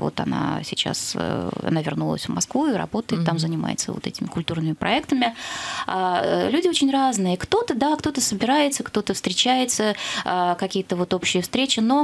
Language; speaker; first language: Russian; native; Russian